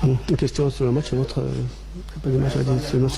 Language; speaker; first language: French; non-native, fluent; Arabic